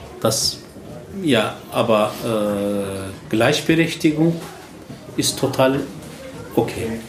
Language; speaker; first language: German; non-native, learner; Turkish